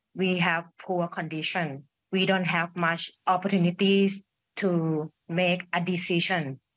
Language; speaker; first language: English; non-native, fluent; Thai